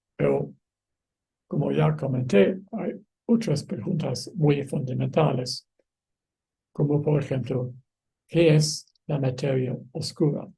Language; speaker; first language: Spanish; non-native, fluent; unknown